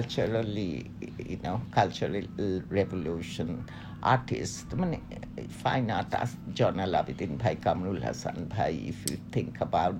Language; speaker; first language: English; non-native, local second language; Bangla